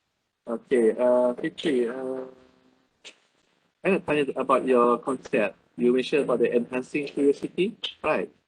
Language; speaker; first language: English; non-native, local second language; Malay